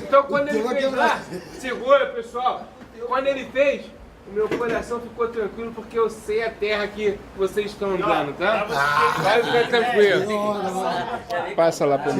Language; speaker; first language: Portuguese; native; Portuguese